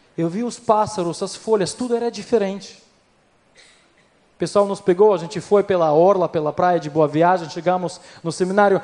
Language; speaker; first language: Portuguese; non-native, fluent; Ukrainian